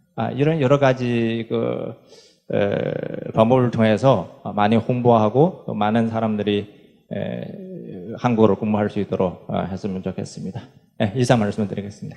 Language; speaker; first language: Korean; non-native, fluent; Chinese